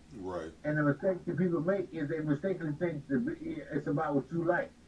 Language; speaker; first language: English; native; English